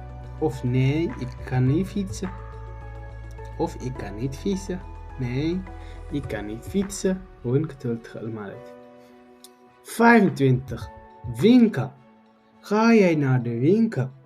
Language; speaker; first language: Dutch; non-native, learner; Tigrinya